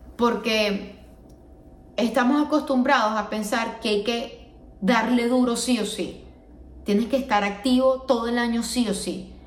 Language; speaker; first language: Spanish; native; Spanish